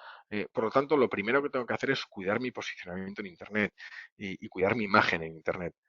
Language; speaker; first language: Spanish; native; Spanish